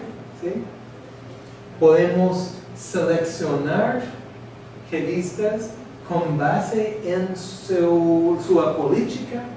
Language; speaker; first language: Portuguese; non-native, fluent; English